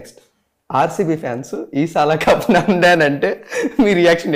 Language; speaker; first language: Telugu; native; Telugu